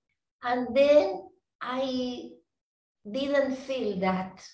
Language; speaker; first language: English; non-native, learner; Spanish